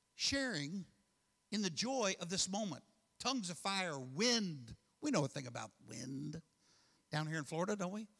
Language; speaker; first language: English; native; English